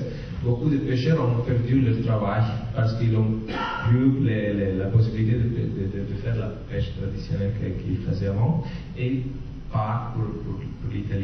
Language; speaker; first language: French; non-native, fluent; Italian